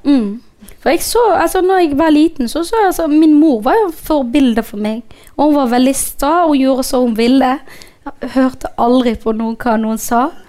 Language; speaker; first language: Norwegian; non-native, fluent; Somali